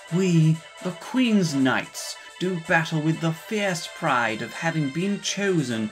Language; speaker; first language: English; native; English